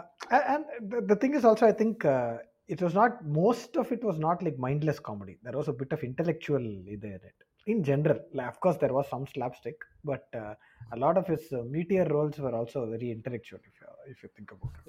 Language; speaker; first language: English; non-native, local second language; Tamil